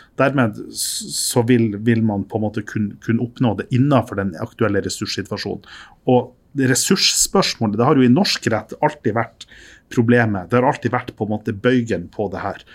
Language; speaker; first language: Norwegian; native; Norwegian